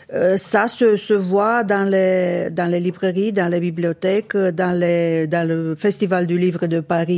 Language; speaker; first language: French; non-native, fluent; Romanian